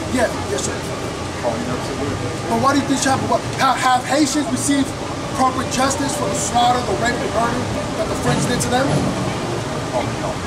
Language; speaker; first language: English; native; English